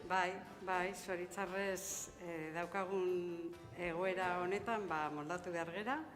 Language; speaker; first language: Basque; native; Basque